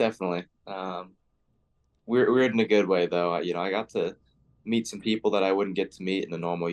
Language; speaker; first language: English; native; English